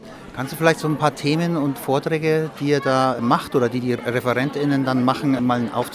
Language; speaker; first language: German; native; German